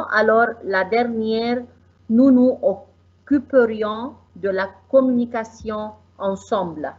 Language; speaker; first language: French; non-native, fluent; Arabic